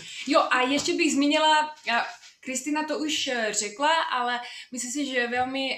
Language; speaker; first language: Czech; non-native, fluent; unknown